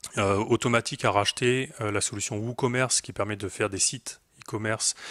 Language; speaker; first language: French; native; French